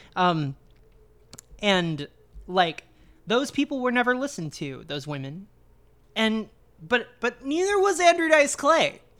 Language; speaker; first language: English; native; English